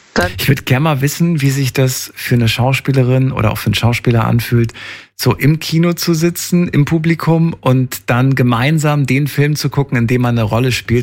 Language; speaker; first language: German; native; German